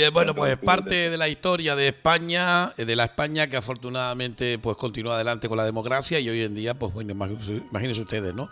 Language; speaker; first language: Spanish; native; Spanish